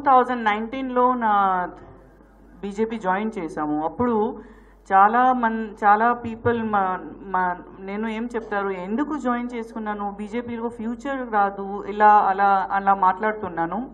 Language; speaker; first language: Telugu; non-native, learner; Gujarati